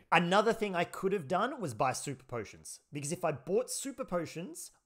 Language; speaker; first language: English; native; English